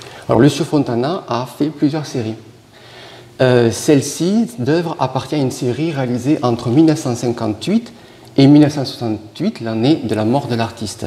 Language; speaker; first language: French; native; French